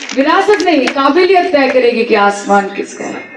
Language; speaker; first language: Hindi; non-native, local second language; Bangla